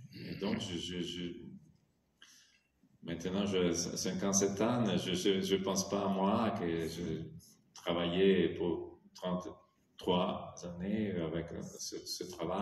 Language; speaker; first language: French; non-native, fluent; Italian